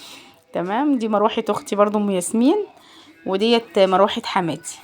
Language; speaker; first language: Arabic; native; Arabic